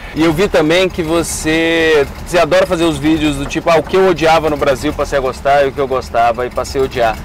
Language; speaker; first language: Portuguese; native; Portuguese